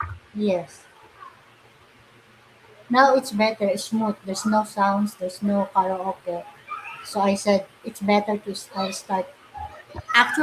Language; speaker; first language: English; non-native, local second language; Filipino